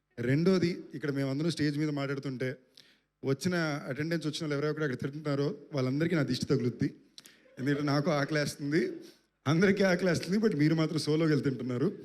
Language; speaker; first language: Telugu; native; Telugu